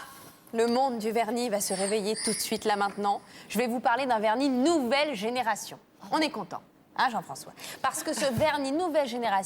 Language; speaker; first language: French; native; French